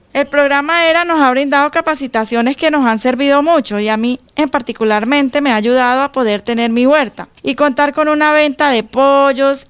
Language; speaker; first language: Spanish; native; Spanish